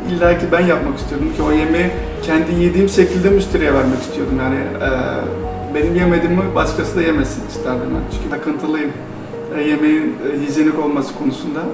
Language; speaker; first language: Turkish; native; Turkish